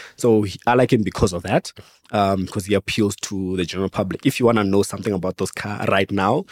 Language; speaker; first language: English; non-native, local second language; Venda